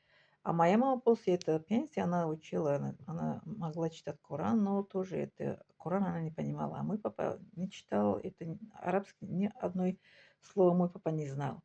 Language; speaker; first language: Russian; non-native, local second language; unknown